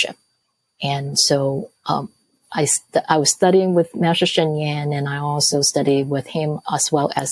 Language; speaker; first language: English; non-native, local second language; Cantonese